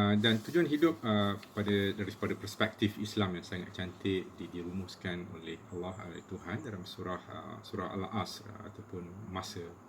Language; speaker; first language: Malay; native; Malay